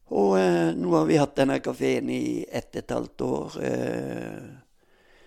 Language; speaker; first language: Norwegian; native; Norwegian